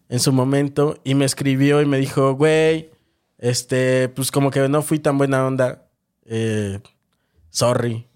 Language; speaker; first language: Spanish; native; Spanish